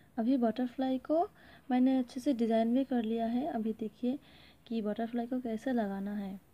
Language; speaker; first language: Hindi; non-native, local second language; Bangla